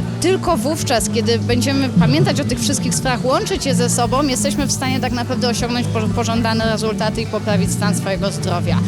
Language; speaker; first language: Polish; native; Polish